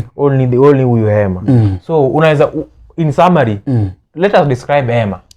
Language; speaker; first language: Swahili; non-native, local second language; Luo (Kenya and Tanzania)